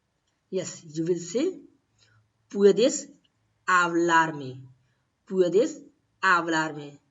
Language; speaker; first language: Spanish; non-native, fluent; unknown